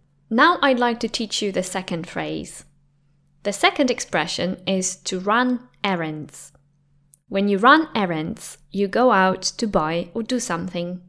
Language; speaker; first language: English; non-native, fluent; Polish